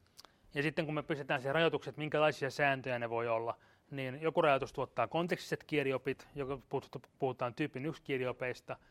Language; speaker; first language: Finnish; native; Finnish